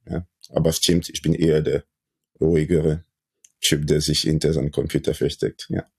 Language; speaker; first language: German; non-native, fluent; French